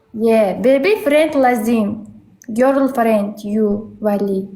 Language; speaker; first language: English; non-native, learner; Uzbek